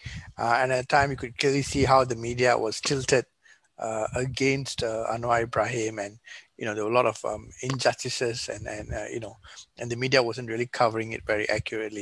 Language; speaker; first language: English; non-native, local second language; Tamil